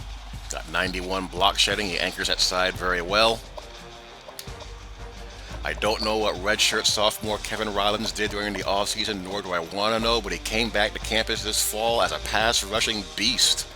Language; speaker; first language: English; native; English